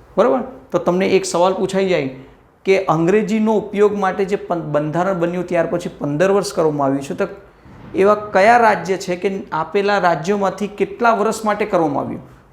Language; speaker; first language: Gujarati; non-native, local second language; Hindi